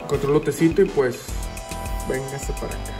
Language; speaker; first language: Spanish; native; Spanish